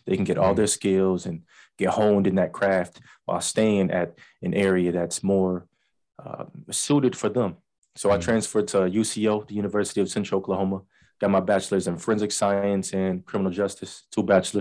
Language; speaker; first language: English; native; English